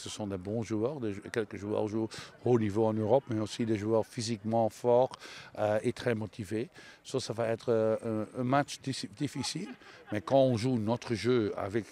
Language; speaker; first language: French; non-native, local second language; Dutch